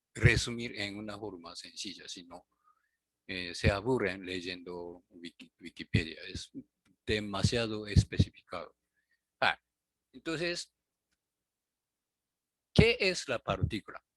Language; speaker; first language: Spanish; non-native, learner; Japanese